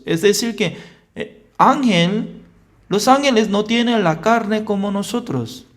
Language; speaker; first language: Spanish; non-native, learner; Korean